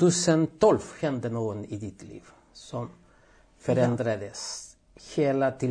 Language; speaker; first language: Swedish; non-native, fluent; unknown